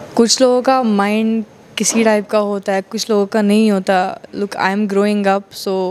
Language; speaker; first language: Hindi; non-native, local second language; Kashmiri